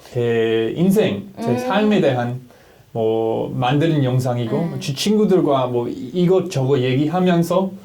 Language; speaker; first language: Korean; non-native, learner; English